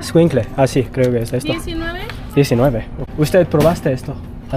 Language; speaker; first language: Spanish; non-native, learner; English